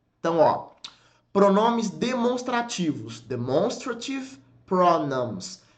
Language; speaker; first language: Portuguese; native; Portuguese